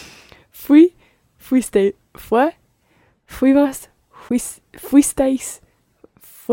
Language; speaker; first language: Spanish; non-native, learner; English